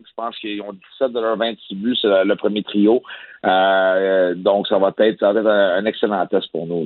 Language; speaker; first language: French; native; French